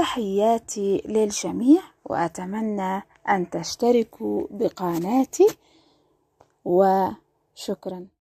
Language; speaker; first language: Arabic; native; Arabic